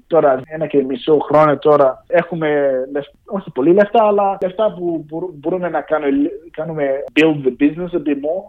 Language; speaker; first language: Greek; early bilingual, heritage; English